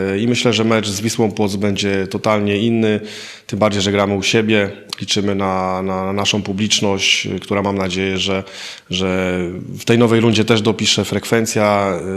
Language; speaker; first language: Polish; native; Polish